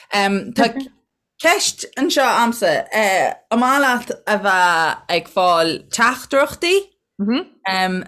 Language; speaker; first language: Irish; native; Irish